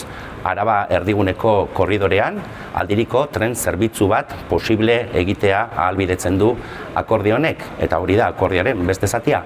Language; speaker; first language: Basque; native; Basque